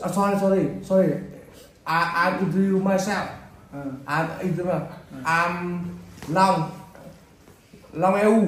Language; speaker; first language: English; non-native, learner; Vietnamese